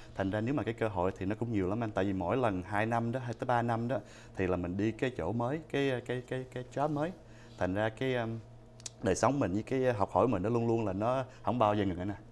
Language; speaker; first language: Vietnamese; early bilingual, heritage; Vietnamese